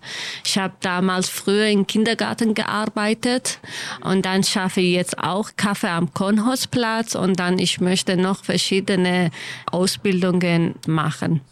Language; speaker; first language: German; non-native, learner; Kurdish